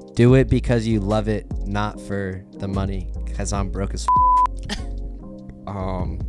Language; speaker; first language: English; native; English